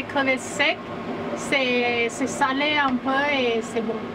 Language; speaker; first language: French; non-native, learner; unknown